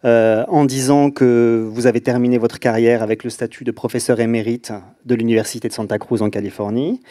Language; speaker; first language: French; native; French